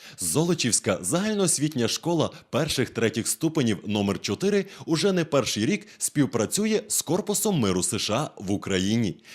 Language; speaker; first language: Ukrainian; native; Ukrainian